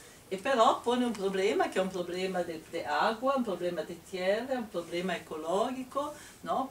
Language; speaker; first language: Spanish; non-native, fluent; Italian